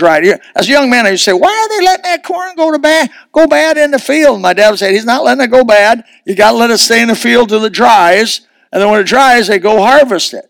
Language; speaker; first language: English; native; English